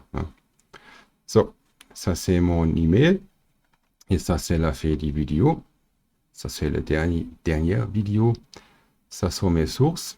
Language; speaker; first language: French; non-native, fluent; German